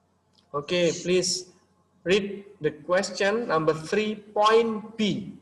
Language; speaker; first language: English; non-native, local second language; Indonesian